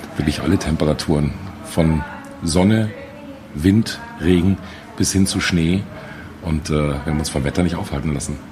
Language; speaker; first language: German; native; German